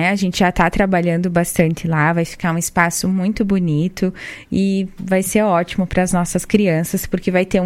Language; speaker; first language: Portuguese; native; Portuguese